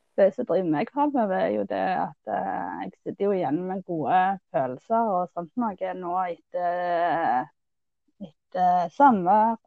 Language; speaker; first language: Norwegian; native; Norwegian